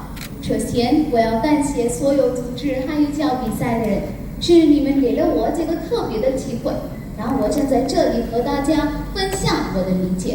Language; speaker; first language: Chinese; non-native, learner; Hindi